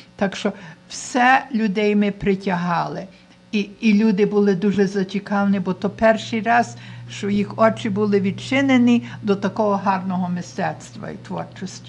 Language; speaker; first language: Ukrainian; early bilingual, heritage; Ukrainian